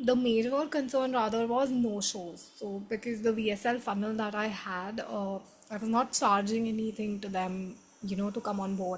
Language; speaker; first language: English; non-native, local second language; Hindi